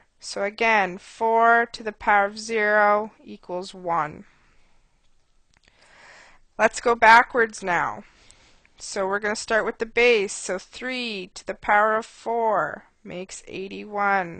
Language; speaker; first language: English; native; English